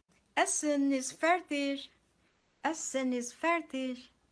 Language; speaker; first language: German; non-native, fluent; Filipino